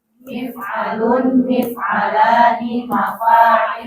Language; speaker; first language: Arabic; non-native, learner; Indonesian